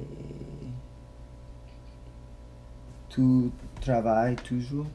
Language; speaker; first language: French; non-native, learner; English